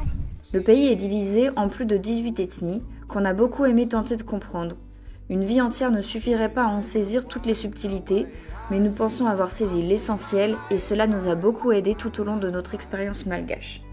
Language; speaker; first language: French; native; French